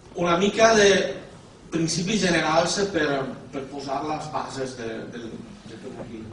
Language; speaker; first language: Catalan; non-native, fluent; Italian